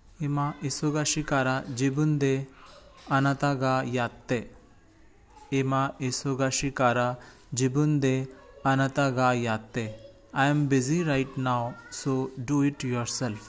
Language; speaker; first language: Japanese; non-native, learner; Hindi